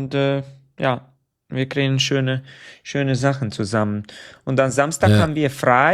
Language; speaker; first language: German; non-native, fluent; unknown